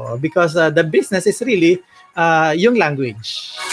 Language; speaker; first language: English; non-native, local second language; Filipino